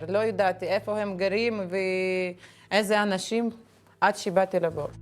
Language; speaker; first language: Hebrew; non-native, fluent; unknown